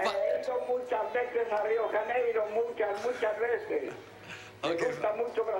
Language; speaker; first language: Portuguese; non-native, learner; Spanish